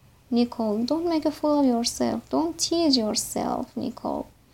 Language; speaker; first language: English; non-native, fluent; Persian